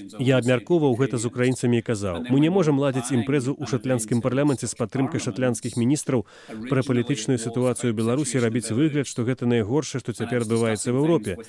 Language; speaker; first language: Belarusian; non-native, fluent; English